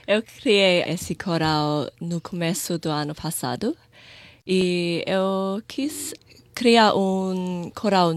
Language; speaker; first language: Portuguese; non-native, fluent; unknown